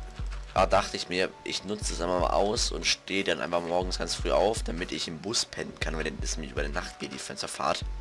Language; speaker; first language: German; native; German